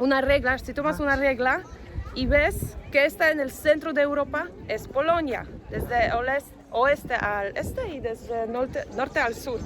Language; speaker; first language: Spanish; non-native, fluent; Polish